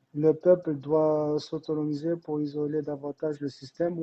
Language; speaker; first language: French; non-native, local second language; Arabic